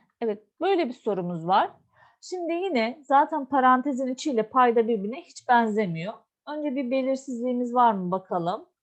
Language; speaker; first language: Turkish; native; Turkish